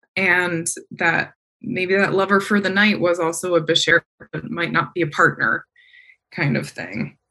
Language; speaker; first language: English; native; English